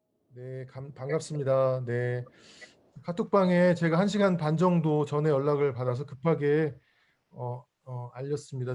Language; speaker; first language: Korean; native; Korean